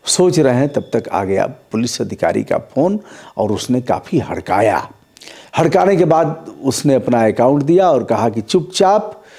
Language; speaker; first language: Hindi; native; Hindi